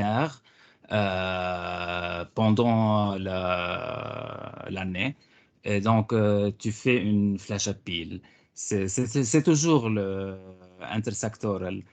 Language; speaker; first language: French; non-native, fluent; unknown